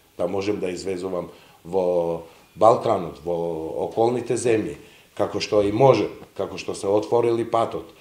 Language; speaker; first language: Macedonian; non-native, local second language; Serbian